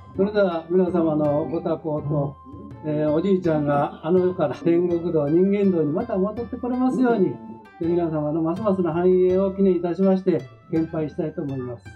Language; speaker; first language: Japanese; native; Japanese